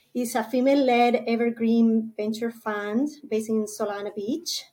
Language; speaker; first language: English; non-native, fluent; Spanish